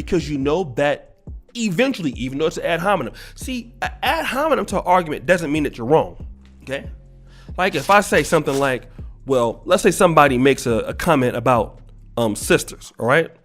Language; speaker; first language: English; native; English